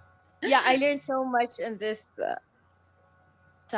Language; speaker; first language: English; non-native, learner; Arabic